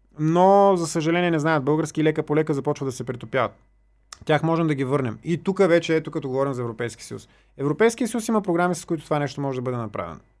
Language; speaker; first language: Bulgarian; native; Bulgarian